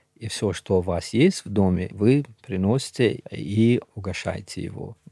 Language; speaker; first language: Russian; non-native, local second language; Shughni